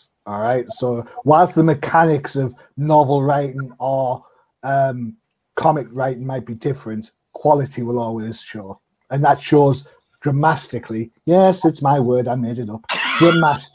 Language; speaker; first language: English; native; English